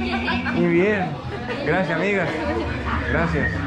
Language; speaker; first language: Spanish; non-native, learner; Greek